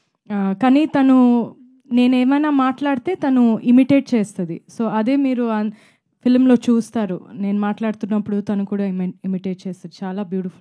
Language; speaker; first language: Telugu; non-native, fluent; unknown